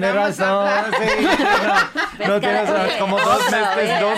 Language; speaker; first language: Spanish; non-native, fluent; English